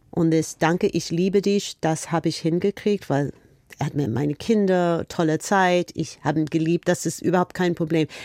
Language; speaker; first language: German; non-native, fluent; English